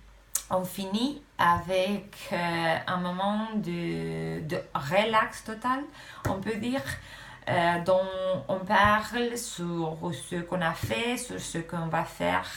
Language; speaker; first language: French; non-native, fluent; Romanian